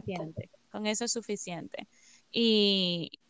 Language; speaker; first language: Spanish; native; Spanish